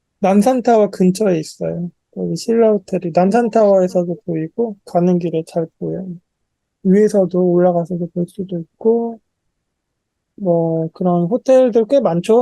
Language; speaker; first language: Korean; native; Korean